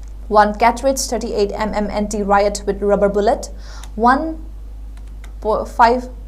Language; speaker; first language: English; non-native, local second language; Manipuri